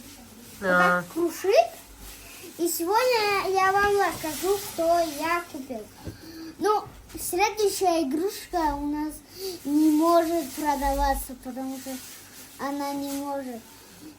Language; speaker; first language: Russian; early bilingual, other home language; Tajik